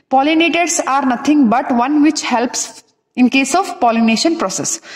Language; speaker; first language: English; non-native, local second language; Kannada